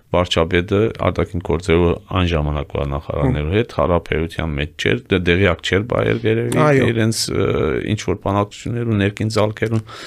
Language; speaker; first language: Armenian; early bilingual, heritage; Armenian